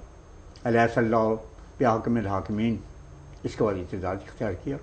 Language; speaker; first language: Urdu; native; Urdu